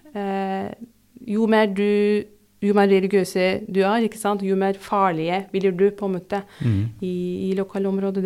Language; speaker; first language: Norwegian; non-native, fluent; Turkish